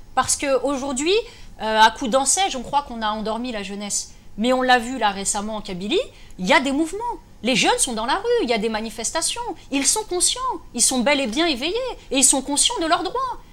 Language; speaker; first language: French; native; French